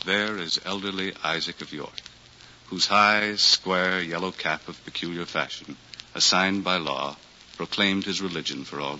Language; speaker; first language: English; native; English